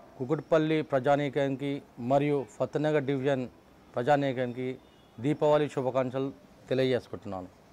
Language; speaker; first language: Telugu; native; Telugu